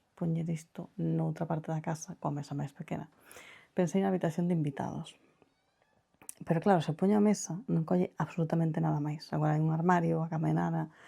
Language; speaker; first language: Galician; non-native, local second language; Spanish